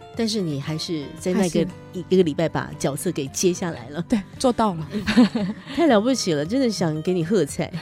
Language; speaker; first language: Chinese; non-native, fluent; Korean